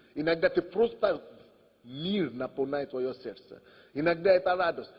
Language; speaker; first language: Russian; non-native, fluent; Yoruba